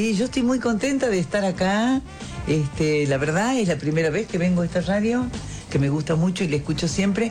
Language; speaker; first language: Spanish; native; Spanish